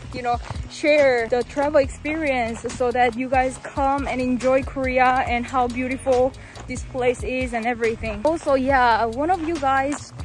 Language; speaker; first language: English; non-native, fluent; Korean